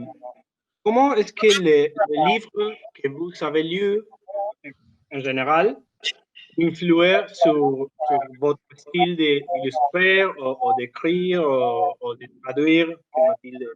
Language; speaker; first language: French; non-native, learner; Spanish